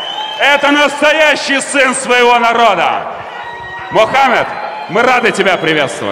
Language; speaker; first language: Russian; native; Russian